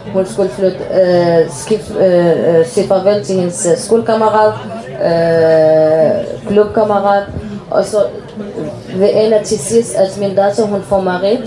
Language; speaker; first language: Danish; non-native, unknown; Arabic